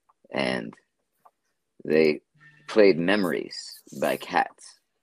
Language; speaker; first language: English; native; English